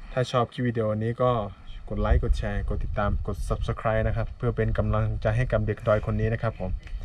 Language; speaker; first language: Thai; non-native, local second language; Karen languages